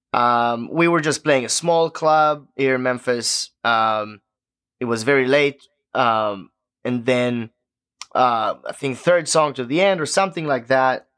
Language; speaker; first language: English; non-native, fluent; Hebrew